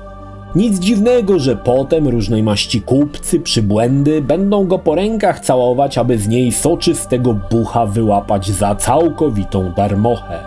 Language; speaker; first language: Polish; native; Polish